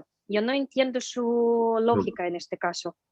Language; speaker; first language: Spanish; non-native, fluent; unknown